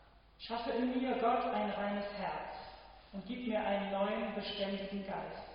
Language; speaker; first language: German; native; German